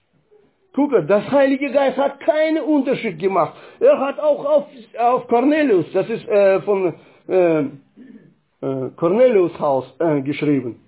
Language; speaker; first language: German; non-native, fluent; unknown